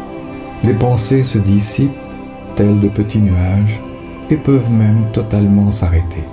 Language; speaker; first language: French; native; French